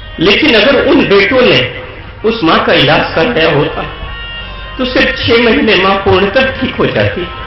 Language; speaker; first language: Hindi; native; Hindi